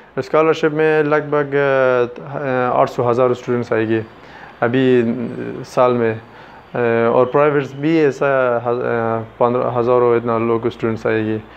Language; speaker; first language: Urdu; non-native, learner; Pashto